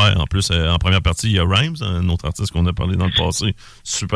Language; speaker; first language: French; native; French